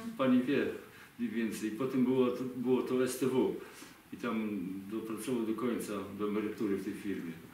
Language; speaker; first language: Polish; native; Polish